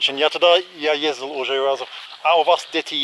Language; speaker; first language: Russian; non-native, learner; English